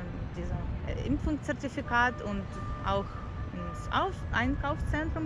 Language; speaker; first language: German; non-native, learner; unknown